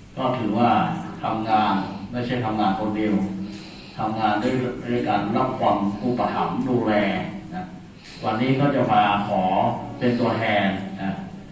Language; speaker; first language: Thai; native; Thai